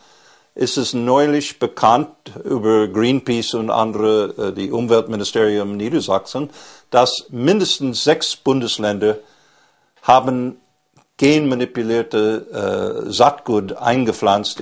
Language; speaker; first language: German; non-native, fluent; English